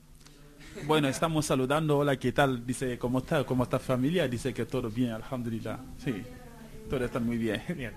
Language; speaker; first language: Spanish; non-native, learner; Wolof